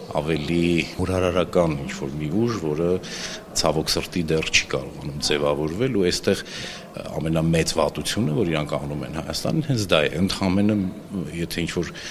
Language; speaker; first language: Armenian; native; Armenian